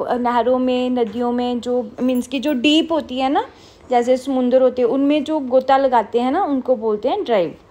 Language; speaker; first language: Hindi; non-native, local second language; Punjabi